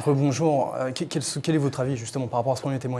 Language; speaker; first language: French; native; French